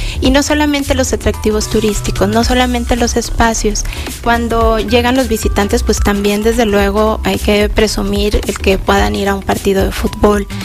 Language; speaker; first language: Spanish; native; Spanish